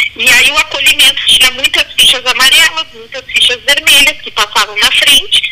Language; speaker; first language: Portuguese; native; Portuguese